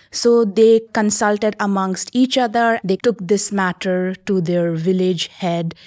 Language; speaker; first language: English; non-native, local second language; Nepali